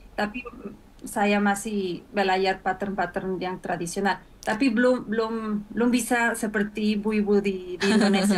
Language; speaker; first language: Indonesian; non-native, fluent; Spanish